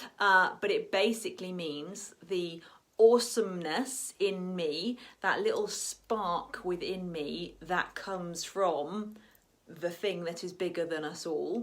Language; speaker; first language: English; native; English